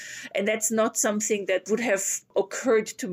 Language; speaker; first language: English; non-native, fluent; German